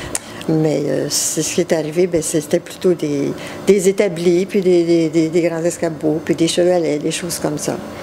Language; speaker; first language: French; native; French